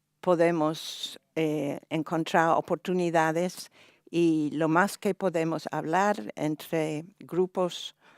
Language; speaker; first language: Spanish; non-native, fluent; English